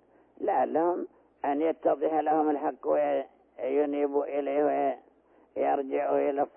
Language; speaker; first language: Arabic; native; Arabic